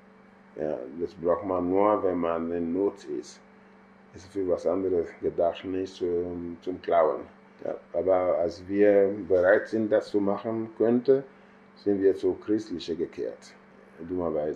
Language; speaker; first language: German; non-native, fluent; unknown